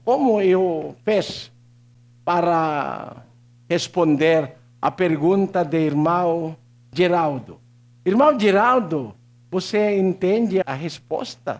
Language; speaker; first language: Portuguese; non-native, learner; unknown